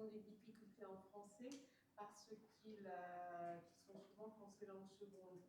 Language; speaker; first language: French; native; French